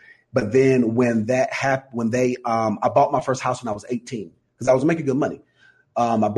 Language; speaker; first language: English; native; English